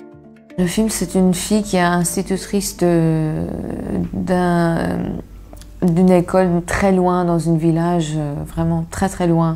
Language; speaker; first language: French; non-native, fluent; Persian